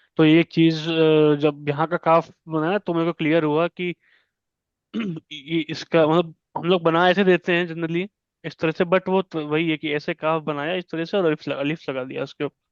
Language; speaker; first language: Hindi; native; Hindi